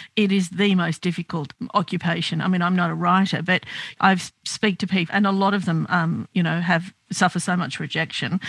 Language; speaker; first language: English; native; English